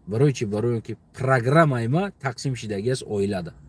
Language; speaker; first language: Persian; non-native, local second language; Uzbek